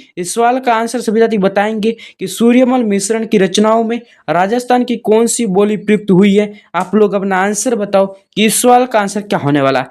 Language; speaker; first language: Hindi; native; Hindi